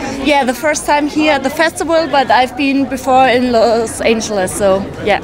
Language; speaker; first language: English; non-native, fluent; German